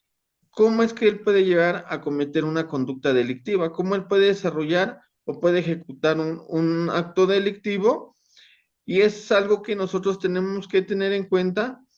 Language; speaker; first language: Spanish; native; Spanish